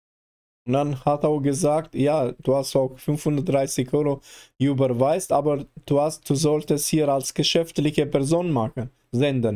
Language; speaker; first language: German; non-native, learner; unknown